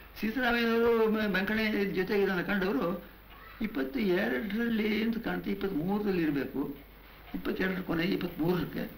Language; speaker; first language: Kannada; non-native, local second language; Tamil